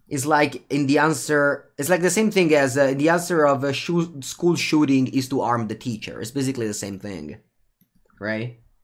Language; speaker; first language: English; non-native, fluent; Italian